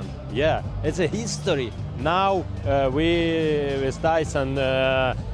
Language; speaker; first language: English; non-native, learner; Ukrainian